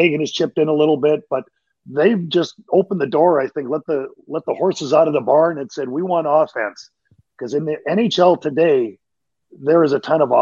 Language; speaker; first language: English; native; English